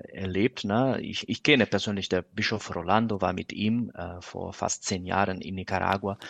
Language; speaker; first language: German; non-native, fluent; Portuguese